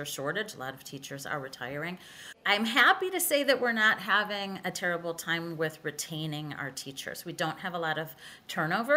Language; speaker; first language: English; native; English